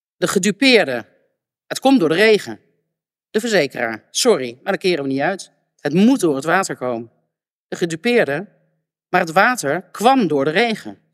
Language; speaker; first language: Dutch; native; Dutch